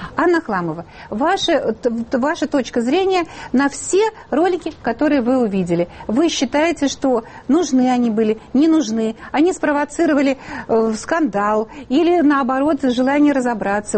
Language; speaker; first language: Russian; native; Russian